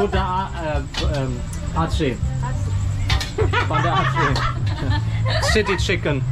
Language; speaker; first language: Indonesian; non-native, learner; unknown